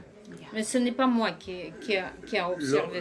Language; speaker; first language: French; non-native, fluent; Russian